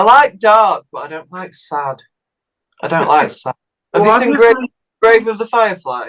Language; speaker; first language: English; native; English